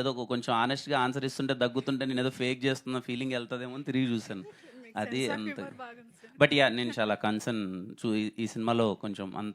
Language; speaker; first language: Telugu; native; Telugu